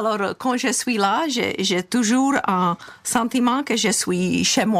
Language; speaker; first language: French; non-native, fluent; Czech